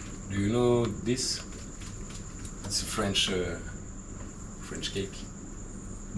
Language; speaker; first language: English; non-native, learner; French